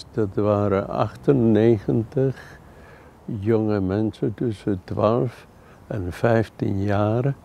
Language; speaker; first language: Dutch; non-native, fluent; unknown